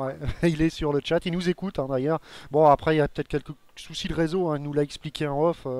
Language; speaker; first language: French; native; French